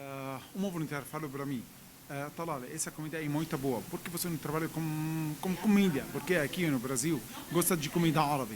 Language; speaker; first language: Portuguese; non-native, learner; Arabic